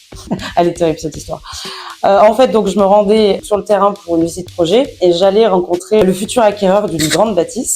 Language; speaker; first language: French; native; French